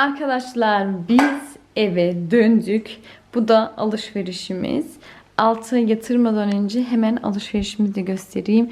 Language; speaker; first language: Turkish; early bilingual, heritage; Turkish